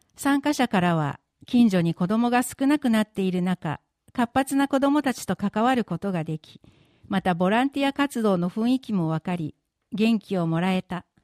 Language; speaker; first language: Japanese; native; Japanese